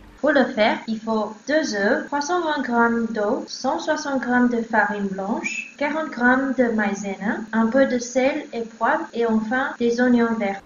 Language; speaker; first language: French; non-native, fluent; Chinese